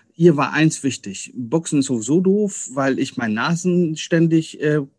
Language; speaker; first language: German; early bilingual, other home language; Arabic